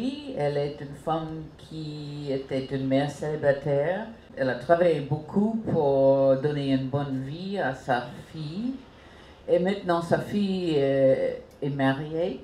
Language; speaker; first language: French; non-native, fluent; English